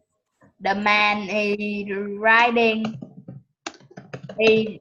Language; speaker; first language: English; non-native, learner; Vietnamese